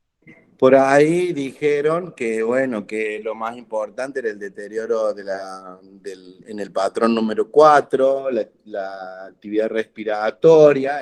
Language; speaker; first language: Spanish; native; Spanish